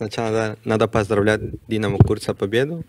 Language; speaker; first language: Russian; non-native, learner; Spanish